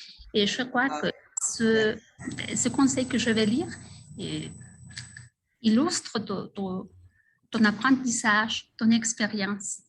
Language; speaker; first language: French; non-native, fluent; Spanish